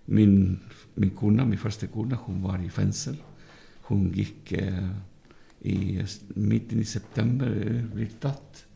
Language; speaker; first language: Norwegian; non-native, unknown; Spanish